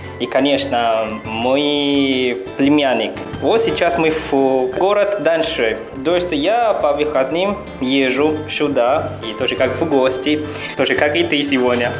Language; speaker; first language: Russian; non-native, fluent; Chinese